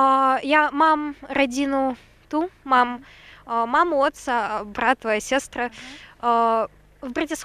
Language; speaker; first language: Slovak; non-native, learner; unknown